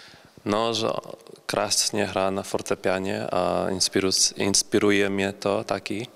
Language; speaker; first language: Czech; non-native, learner; Polish